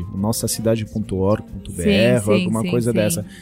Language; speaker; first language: Portuguese; non-native, fluent; French